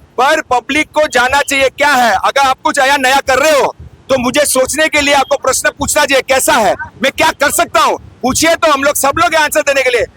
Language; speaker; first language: Hindi; non-native, local second language; Tamil